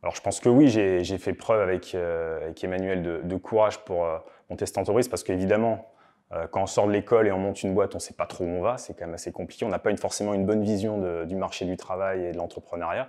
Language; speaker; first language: French; native; French